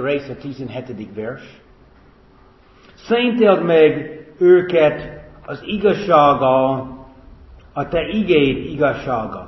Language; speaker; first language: Hungarian; non-native, fluent; English